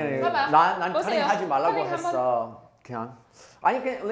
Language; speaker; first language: Korean; non-native, fluent; English